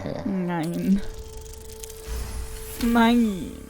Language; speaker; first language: German; native; German